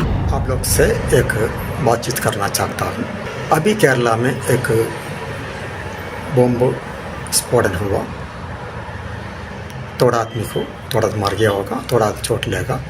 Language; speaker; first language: Hindi; non-native, local second language; Malayalam